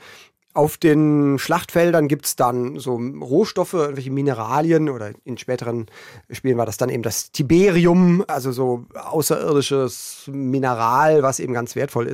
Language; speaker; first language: German; native; German